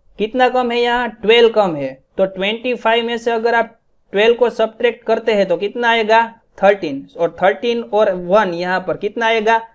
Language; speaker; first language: Hindi; non-native, local second language; Gujarati